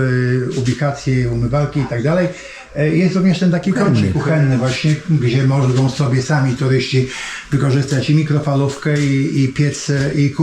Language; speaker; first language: Polish; native; Polish